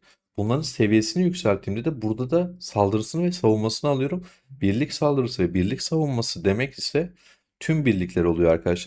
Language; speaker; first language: Turkish; native; Turkish